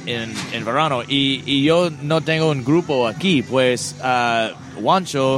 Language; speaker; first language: Spanish; non-native, learner; English